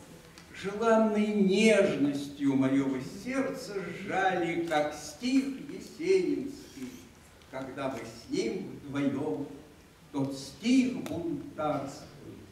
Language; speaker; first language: Russian; native; Russian